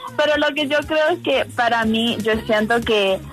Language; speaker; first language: Spanish; non-native, fluent; English